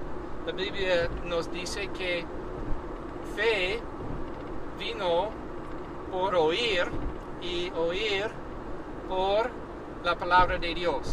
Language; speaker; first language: Spanish; non-native, learner; English